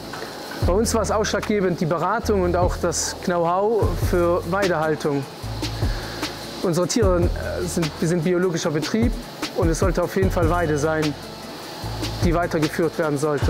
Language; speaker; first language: German; native; German